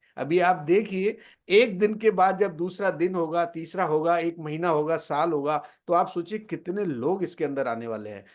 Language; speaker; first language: Hindi; native; Hindi